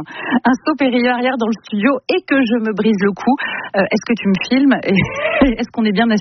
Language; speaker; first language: French; native; French